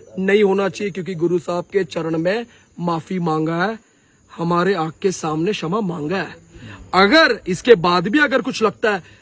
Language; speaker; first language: Hindi; non-native, local second language; Punjabi